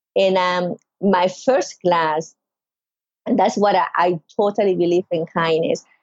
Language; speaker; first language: English; non-native, learner; Spanish